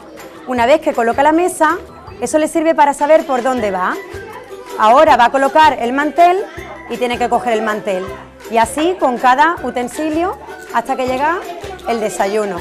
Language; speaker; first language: Spanish; native; Spanish